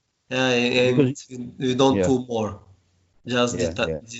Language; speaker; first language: English; non-native, learner; Bulgarian